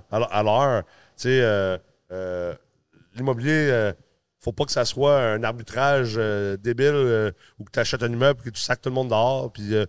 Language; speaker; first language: French; early bilingual, other home language; English